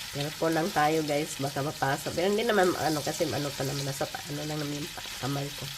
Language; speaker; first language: Filipino; non-native, local second language; Cebuano